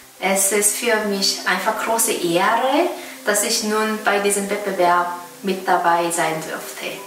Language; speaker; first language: German; non-native, fluent; Korean